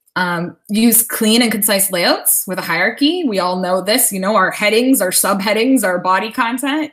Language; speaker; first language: English; native; English